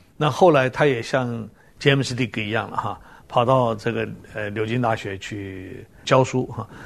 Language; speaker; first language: Chinese; native; Chinese